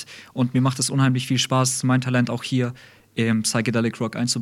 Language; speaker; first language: German; early bilingual, other home language; Russian